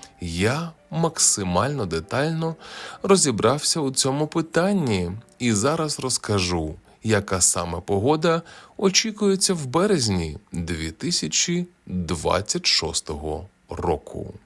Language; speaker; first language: Ukrainian; native; Ukrainian